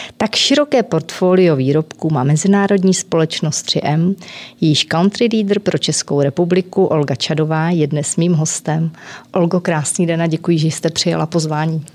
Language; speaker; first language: Czech; native; Czech